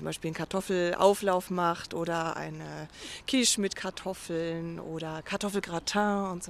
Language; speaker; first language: German; native; German